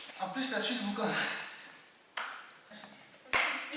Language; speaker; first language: French; native; French